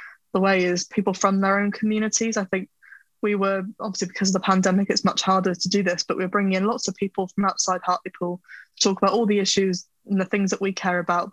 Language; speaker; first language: English; native; English